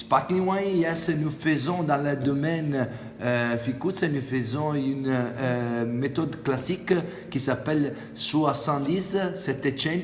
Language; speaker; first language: French; non-native, learner; Italian